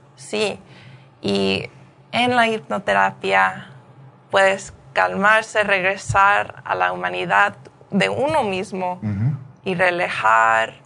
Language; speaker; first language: Spanish; early bilingual, heritage; Spanish